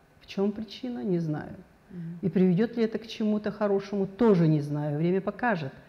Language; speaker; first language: Russian; non-native, local second language; Kazakh